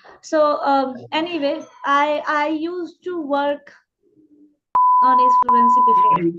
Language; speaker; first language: English; non-native, local second language; Hindi